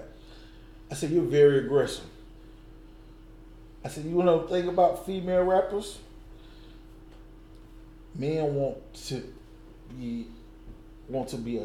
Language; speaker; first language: English; native; English